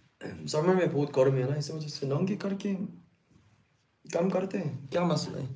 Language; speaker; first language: Hindi; non-native, learner; Korean